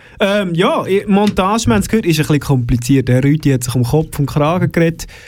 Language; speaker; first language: German; native; German